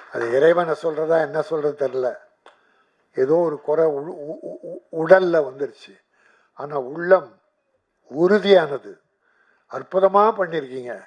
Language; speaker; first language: Tamil; native; Tamil